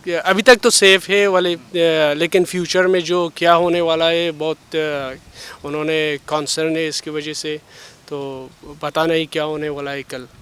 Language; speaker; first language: Hindi; non-native, learner; Persian